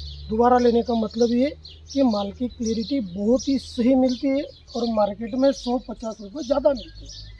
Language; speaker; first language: Hindi; non-native, local second language; Marathi